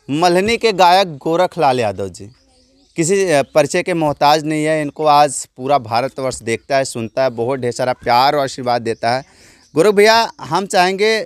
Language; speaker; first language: Hindi; native; Hindi